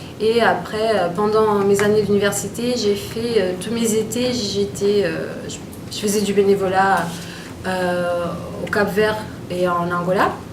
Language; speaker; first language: French; non-native, fluent; Portuguese